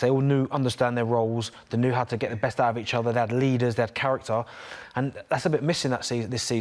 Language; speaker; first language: English; native; English